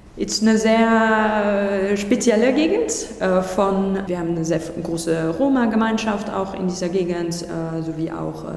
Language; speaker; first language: German; non-native, learner; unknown